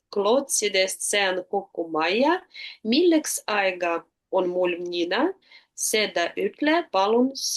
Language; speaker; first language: Estonian; non-native, learner; Russian